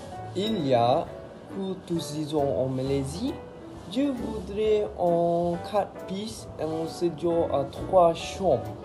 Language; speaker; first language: French; non-native, learner; Malay